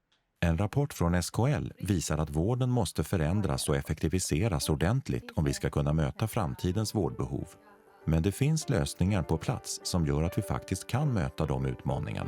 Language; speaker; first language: Swedish; native; Swedish